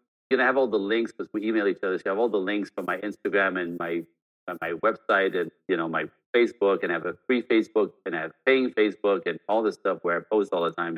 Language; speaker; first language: English; non-native, fluent; French